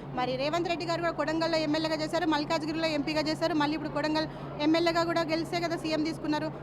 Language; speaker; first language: Telugu; native; Telugu